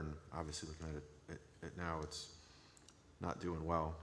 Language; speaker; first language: English; native; English